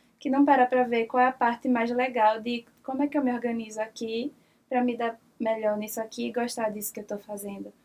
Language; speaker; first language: Portuguese; native; Portuguese